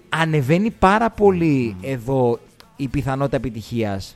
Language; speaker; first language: Greek; native; Greek